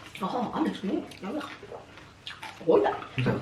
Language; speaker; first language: Swedish; early bilingual, other home language; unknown